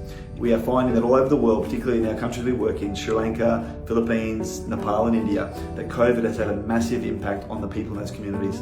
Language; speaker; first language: English; native; English